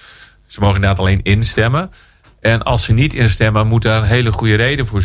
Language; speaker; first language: Dutch; native; Dutch